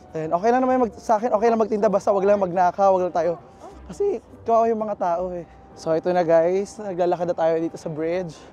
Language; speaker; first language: Filipino; native; Filipino